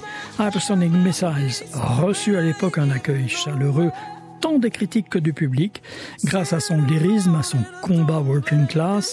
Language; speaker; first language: French; native; French